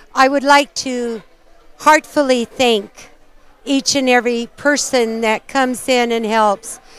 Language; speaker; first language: English; early bilingual, other home language; Portuguese